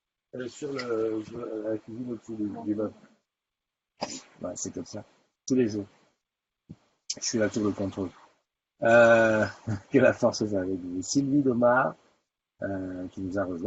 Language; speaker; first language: French; native; French